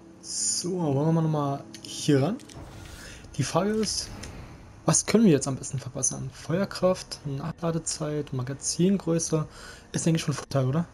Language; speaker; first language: German; native; German